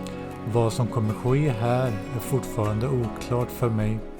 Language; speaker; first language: Swedish; native; Swedish